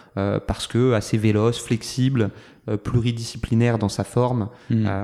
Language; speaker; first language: French; native; French